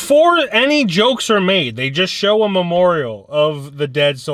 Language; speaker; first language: English; native; English